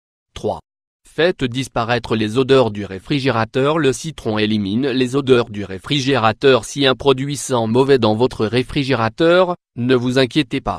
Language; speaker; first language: French; native; French